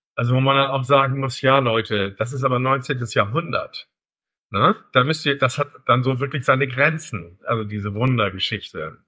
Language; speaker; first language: German; native; German